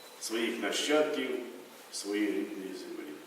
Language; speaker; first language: Ukrainian; native; Ukrainian